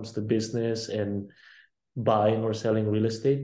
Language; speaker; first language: English; non-native, local second language; Filipino